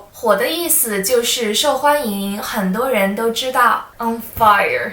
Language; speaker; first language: Chinese; native; Chinese